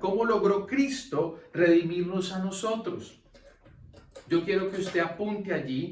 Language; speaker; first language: Spanish; native; Spanish